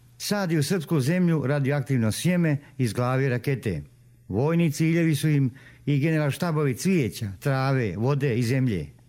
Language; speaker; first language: Serbian; native; Serbian